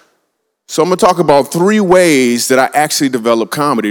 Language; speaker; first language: English; native; English